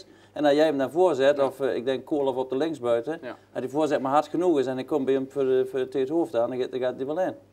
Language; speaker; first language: Dutch; native; Dutch